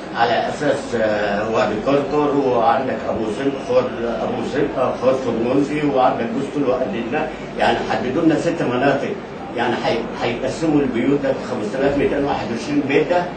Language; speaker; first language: Egyptian Arabic; non-native, local second language; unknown